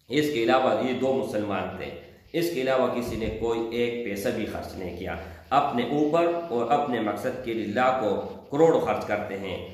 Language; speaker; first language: Urdu; non-native, local second language; Pashto